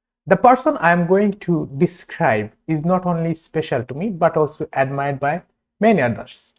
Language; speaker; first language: English; non-native, local second language; Bangla